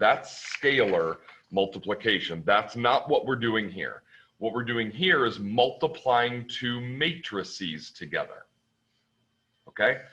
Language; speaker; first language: English; native; English